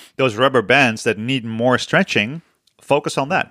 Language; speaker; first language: English; non-native, fluent; Dutch